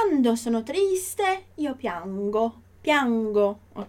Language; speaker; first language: Italian; non-native, fluent; Portuguese